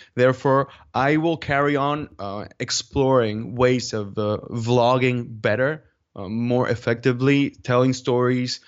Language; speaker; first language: English; non-native, fluent; Spanish